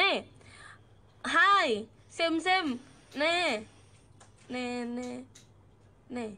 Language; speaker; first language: Vietnamese; non-native, learner; Indonesian